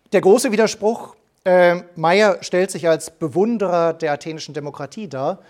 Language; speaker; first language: German; native; German